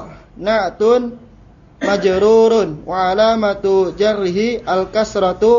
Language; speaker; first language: Arabic; non-native, learner; Indonesian